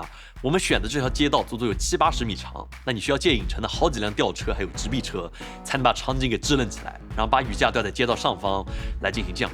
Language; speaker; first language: Chinese; native; Chinese